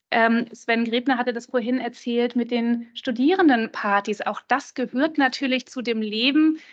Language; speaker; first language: German; native; German